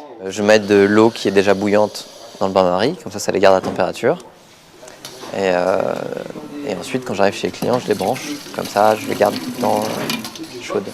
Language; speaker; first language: French; native; French